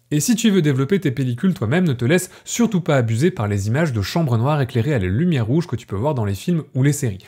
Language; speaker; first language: French; native; French